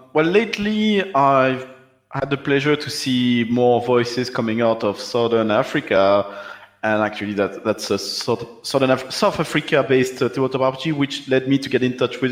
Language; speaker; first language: English; non-native, fluent; French